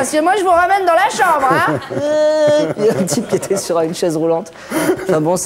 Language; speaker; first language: French; native; French